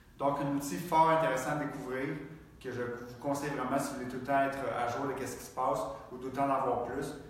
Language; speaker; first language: French; native; French